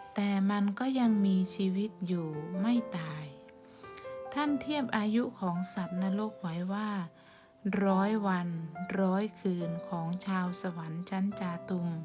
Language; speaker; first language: Thai; native; Thai